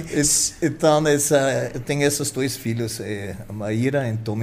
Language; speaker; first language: Portuguese; non-native, fluent; German